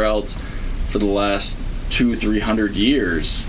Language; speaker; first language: English; native; English